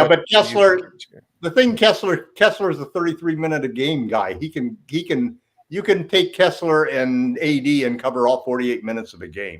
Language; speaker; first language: English; native; English